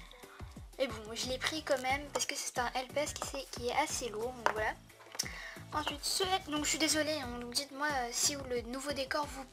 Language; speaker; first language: French; native; French